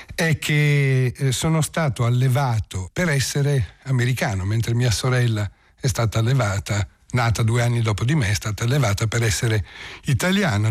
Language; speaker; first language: Italian; early bilingual, heritage; Italian